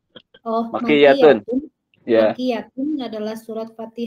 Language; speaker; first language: Indonesian; native; Indonesian